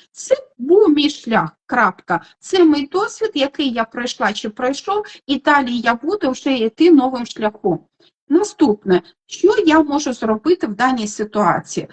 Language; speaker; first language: Ukrainian; non-native, local second language; Russian